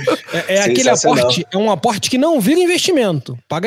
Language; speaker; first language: Portuguese; native; Portuguese